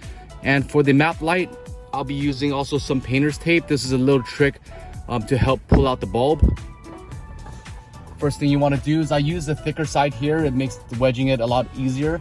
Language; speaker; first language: English; native; English